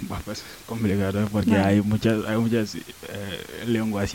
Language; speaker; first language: Spanish; non-native, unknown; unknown